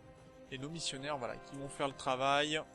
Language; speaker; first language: French; native; French